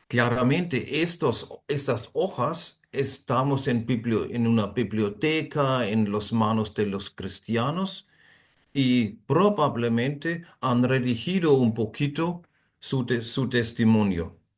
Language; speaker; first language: Spanish; non-native, fluent; German